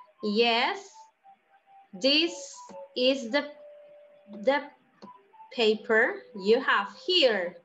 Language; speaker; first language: English; non-native, learner; Spanish